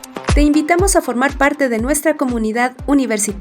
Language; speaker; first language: Spanish; native; Spanish